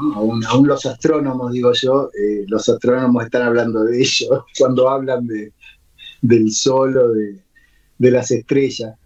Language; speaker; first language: Spanish; native; Spanish